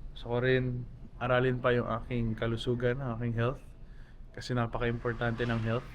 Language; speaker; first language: Filipino; non-native, local second language; Chavacano